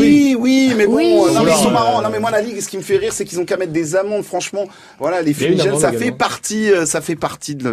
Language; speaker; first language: French; native; French